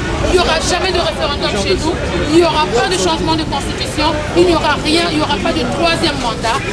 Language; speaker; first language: French; non-native, local second language; Lingala